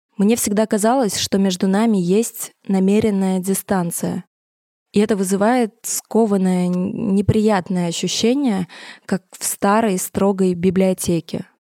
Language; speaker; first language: Russian; native; Russian